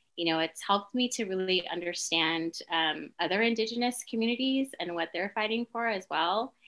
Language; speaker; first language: English; native; English